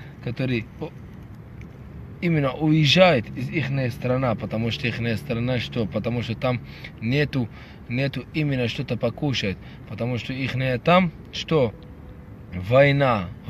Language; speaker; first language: Russian; non-native, fluent; Arabic